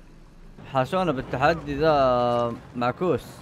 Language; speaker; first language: Arabic; native; Arabic